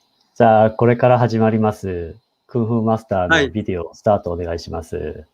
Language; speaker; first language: Japanese; non-native, fluent; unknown